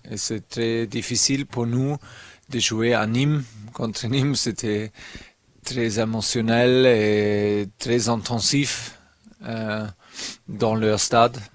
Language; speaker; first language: French; non-native, learner; German